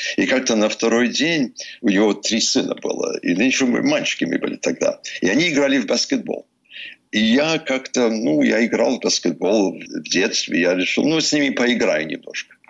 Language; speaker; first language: Russian; early bilingual, heritage; Russian